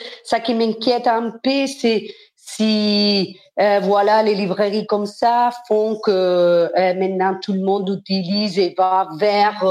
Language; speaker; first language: French; non-native, fluent; Spanish